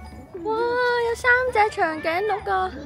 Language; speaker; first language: Cantonese; native; Cantonese